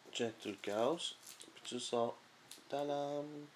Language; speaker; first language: French; native; French